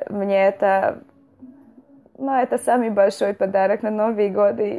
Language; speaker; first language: Russian; non-native, fluent; Hungarian